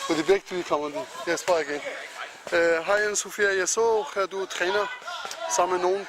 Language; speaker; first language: Danish; non-native, learner; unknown